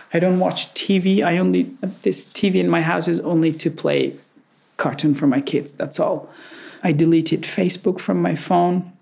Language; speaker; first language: English; non-native, fluent; Persian